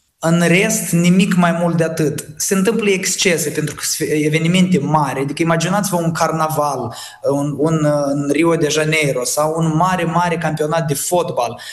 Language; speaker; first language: Romanian; native; Romanian